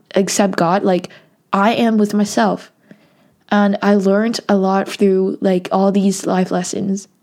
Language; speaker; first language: English; non-native, local second language; Cantonese